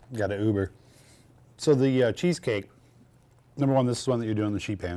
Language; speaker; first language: English; native; English